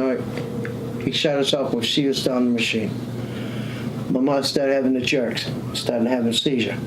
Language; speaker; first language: English; native; English